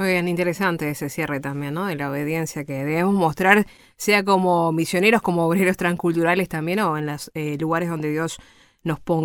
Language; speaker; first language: Spanish; native; Spanish